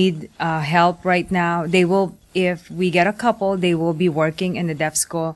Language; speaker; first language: English; non-native, local second language; Pampanga